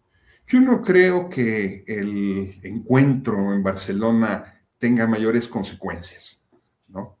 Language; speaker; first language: Spanish; native; Spanish